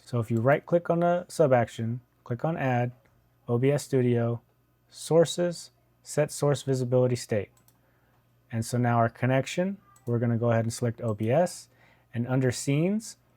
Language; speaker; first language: English; native; English